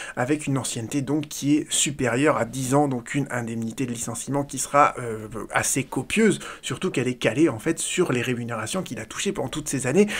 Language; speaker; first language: French; native; French